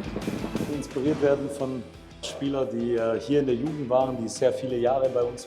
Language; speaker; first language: German; native; German